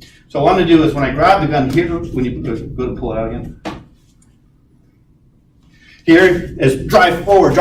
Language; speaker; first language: English; native; English